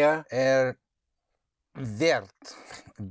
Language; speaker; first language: German; non-native, learner; English